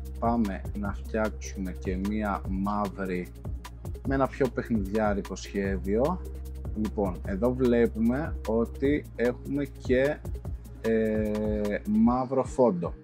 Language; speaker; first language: Greek; native; Greek